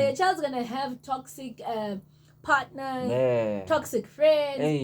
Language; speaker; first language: English; non-native, local second language; Zulu